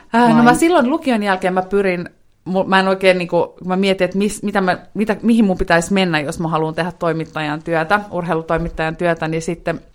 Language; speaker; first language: Finnish; native; Finnish